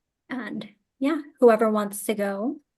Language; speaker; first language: English; native; English